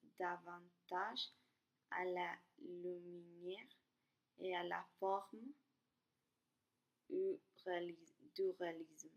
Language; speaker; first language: French; non-native, learner; Spanish